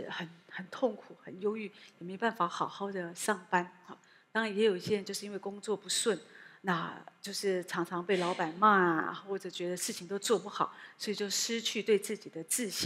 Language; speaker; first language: Chinese; native; Chinese